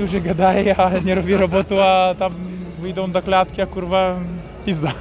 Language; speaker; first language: Polish; non-native, learner; Uzbek